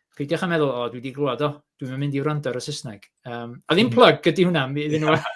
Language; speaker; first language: Welsh; native; Welsh